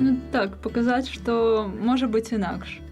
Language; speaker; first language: Belarusian; non-native, local second language; Russian